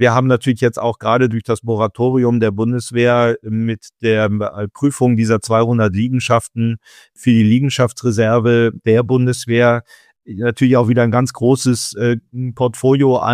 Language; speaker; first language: German; native; German